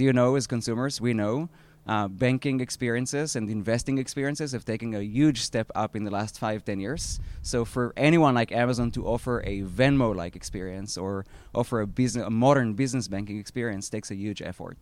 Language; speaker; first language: English; non-native, fluent; Hebrew